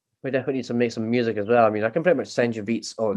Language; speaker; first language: English; native; English